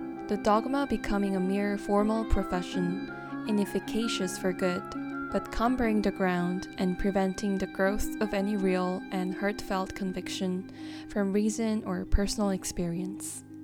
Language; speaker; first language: English; non-native, fluent; Korean